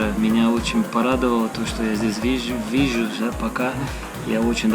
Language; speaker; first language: Russian; non-native, learner; Portuguese